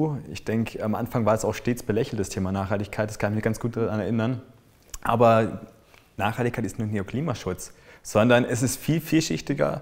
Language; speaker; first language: German; native; German